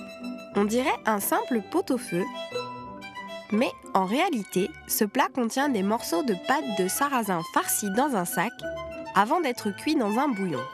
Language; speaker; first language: French; native; French